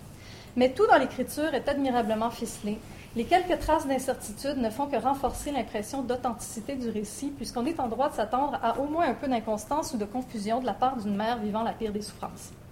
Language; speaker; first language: French; native; French